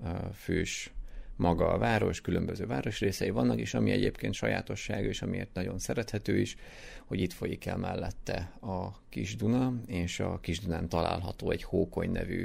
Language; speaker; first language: Hungarian; native; Hungarian